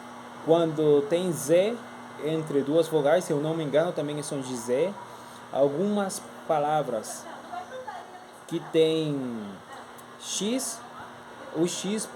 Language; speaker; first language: Portuguese; non-native, fluent; Spanish